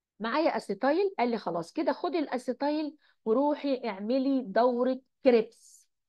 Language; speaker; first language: Arabic; native; Arabic